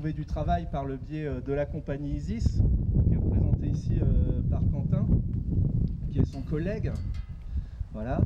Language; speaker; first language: French; native; French